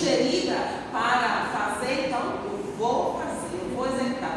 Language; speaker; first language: Portuguese; native; Portuguese